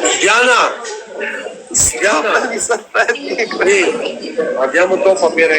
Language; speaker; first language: Italian; non-native, learner; Albanian